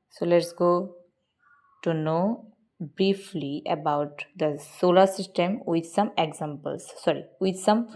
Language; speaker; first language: English; non-native, local second language; Bangla